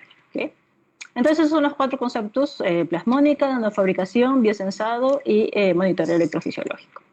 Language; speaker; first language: Spanish; native; Spanish